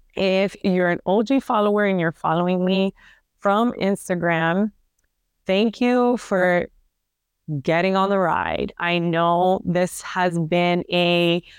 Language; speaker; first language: English; early bilingual, other home language; Spanish